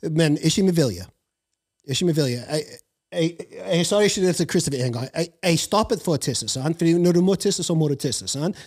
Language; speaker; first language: Norwegian; non-native, fluent; English